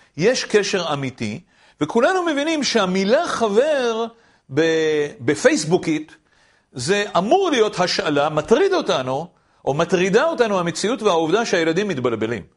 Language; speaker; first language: Hebrew; native; Hebrew